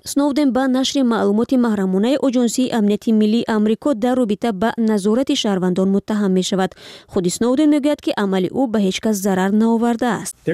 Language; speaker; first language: Persian; native; Persian